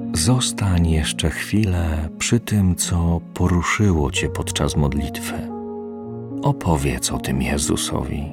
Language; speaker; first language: Polish; native; Polish